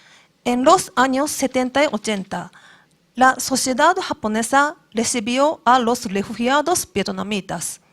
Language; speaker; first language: Spanish; non-native, learner; Japanese